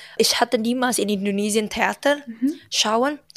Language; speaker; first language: German; non-native, learner; Indonesian